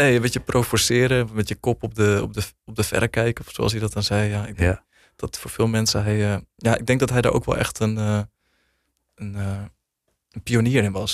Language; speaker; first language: Dutch; native; Dutch